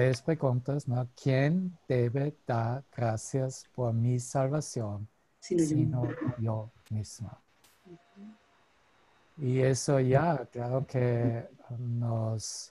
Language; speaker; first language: Spanish; non-native, fluent; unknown